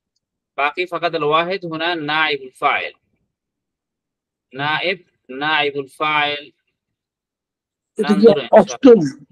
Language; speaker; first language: Arabic; non-native, fluent; Bangla